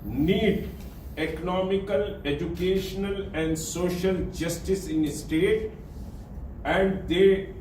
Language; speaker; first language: English; non-native, local second language; Urdu